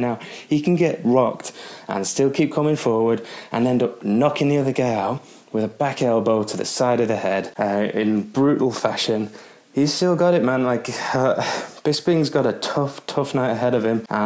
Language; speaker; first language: English; native; English